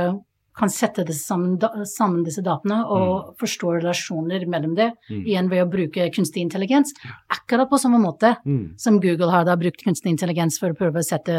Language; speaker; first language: Norwegian; non-native, fluent; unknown